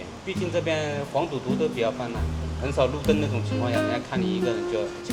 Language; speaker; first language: Chinese; native; Chinese